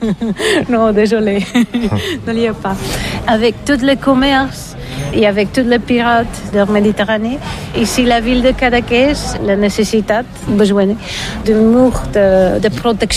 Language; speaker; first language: French; non-native, learner; Catalan